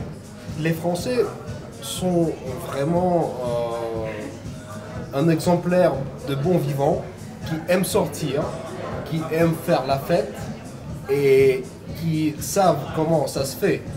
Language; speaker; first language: French; non-native, fluent; Russian